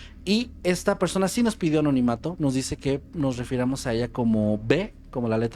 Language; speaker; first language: Spanish; native; Spanish